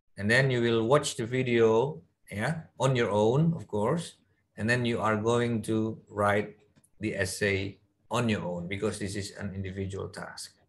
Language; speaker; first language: English; non-native, fluent; Indonesian